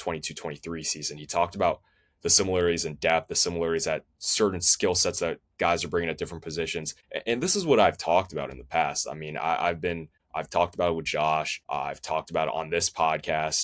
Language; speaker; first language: English; native; English